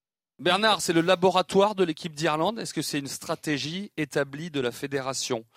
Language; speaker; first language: French; native; French